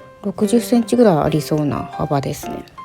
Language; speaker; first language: Japanese; native; Japanese